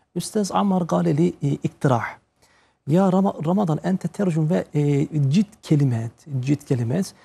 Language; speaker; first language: Arabic; non-native, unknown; Turkish